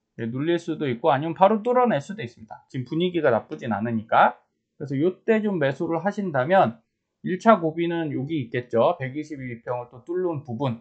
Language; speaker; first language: Korean; native; Korean